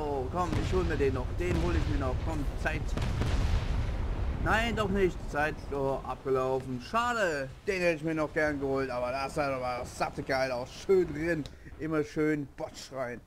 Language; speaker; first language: German; native; German